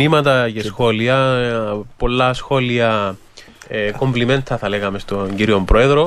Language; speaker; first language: Greek; native; Greek